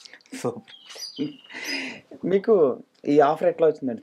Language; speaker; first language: Telugu; native; Telugu